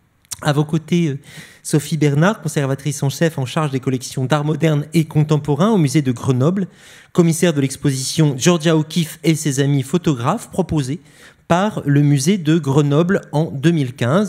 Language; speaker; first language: French; native; French